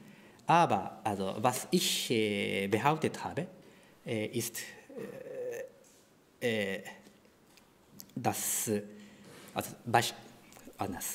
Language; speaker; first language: German; non-native, fluent; Japanese